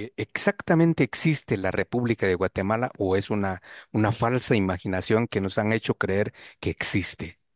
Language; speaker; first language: Spanish; non-native, local second language; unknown